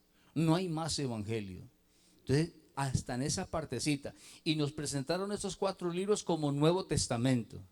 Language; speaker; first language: Spanish; native; Spanish